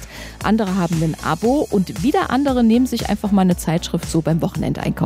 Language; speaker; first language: German; native; German